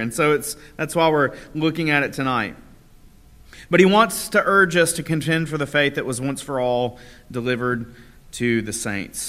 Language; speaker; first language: English; native; English